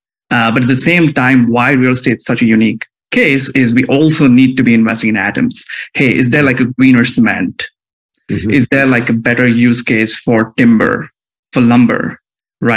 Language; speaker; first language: English; non-native, local second language; Hindi